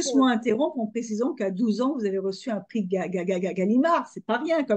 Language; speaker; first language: French; native; French